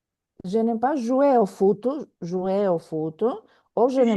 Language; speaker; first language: French; non-native, fluent; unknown